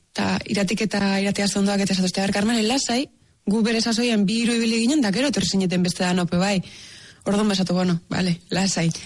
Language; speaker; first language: Basque; native; Basque